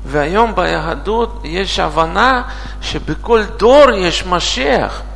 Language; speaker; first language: Hebrew; non-native, fluent; Russian